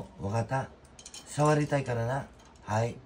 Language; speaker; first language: Japanese; non-native, learner; Filipino